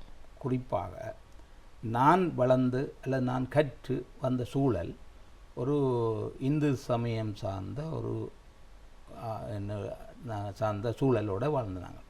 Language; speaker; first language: Tamil; native; Tamil